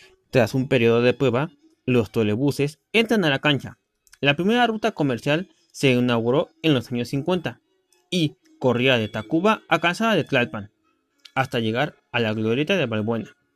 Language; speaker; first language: Spanish; native; Spanish